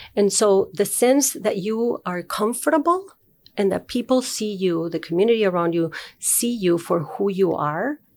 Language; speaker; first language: English; non-native, fluent; Spanish